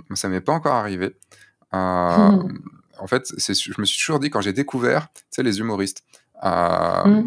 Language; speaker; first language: French; native; French